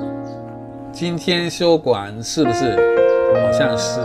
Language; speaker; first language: Chinese; non-native, fluent; Japanese